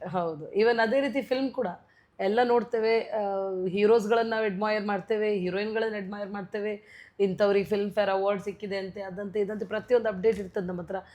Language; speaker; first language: Kannada; non-native, local second language; Tulu